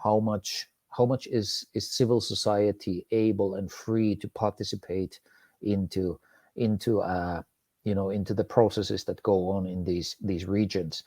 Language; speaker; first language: English; non-native, fluent; Finnish